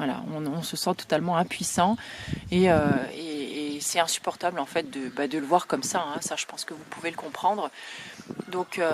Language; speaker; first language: French; native; French